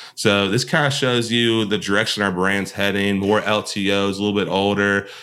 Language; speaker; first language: English; native; English